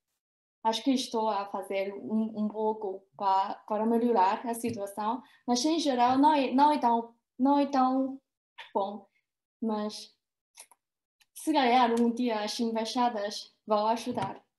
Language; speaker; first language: Portuguese; non-native, fluent; Chinese